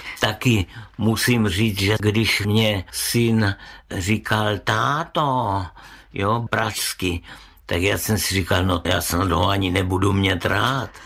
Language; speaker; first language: Czech; native; Czech